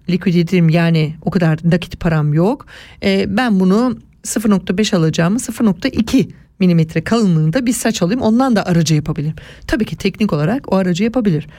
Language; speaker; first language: Turkish; early bilingual, heritage; Turkish